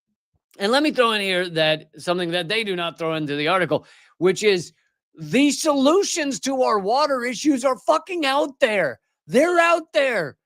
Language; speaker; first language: English; native; English